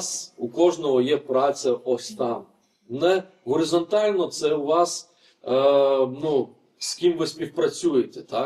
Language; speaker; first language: Ukrainian; non-native, fluent; Lithuanian